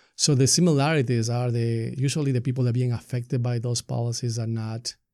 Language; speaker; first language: English; non-native, fluent; Spanish